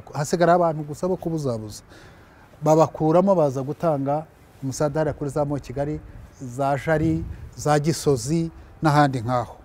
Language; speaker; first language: Kinyarwanda; early bilingual, heritage; Kinyarwanda